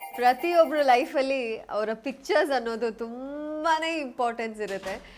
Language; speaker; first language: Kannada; non-native, local second language; Kodava